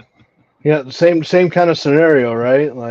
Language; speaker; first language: English; native; English